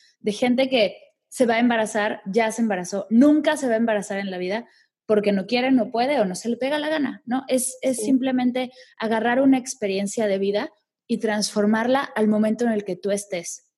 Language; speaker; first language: Spanish; native; Spanish